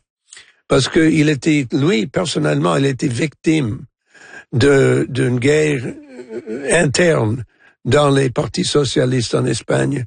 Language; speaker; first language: French; non-native, local second language; English